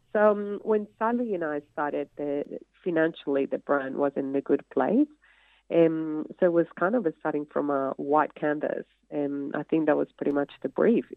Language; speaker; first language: English; non-native, fluent; Spanish